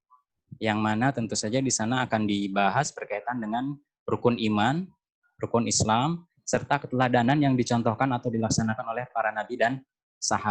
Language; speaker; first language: Indonesian; native; Indonesian